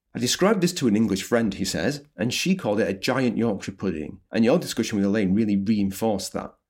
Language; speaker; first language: English; native; English